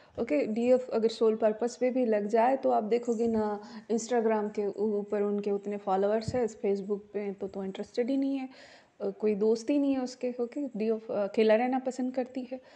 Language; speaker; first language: Hindi; non-native, local second language; Marathi